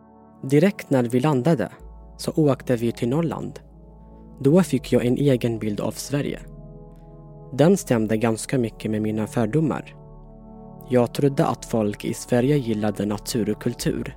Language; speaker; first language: Swedish; non-native, fluent; Tigrinya